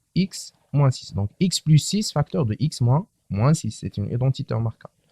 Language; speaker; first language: French; non-native, local second language; Arabic